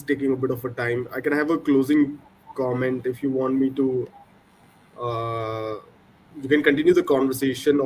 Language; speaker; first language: English; non-native, local second language; Punjabi